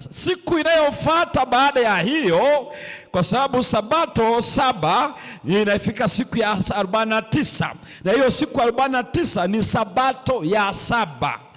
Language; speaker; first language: Swahili; native; Swahili